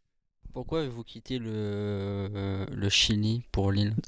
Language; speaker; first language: French; native; French